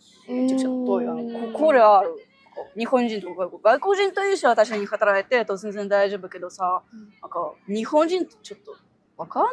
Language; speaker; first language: Japanese; non-native, learner; Ukrainian